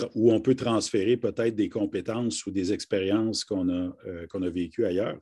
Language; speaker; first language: French; native; French